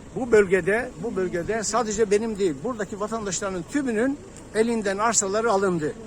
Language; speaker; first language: Turkish; native; Turkish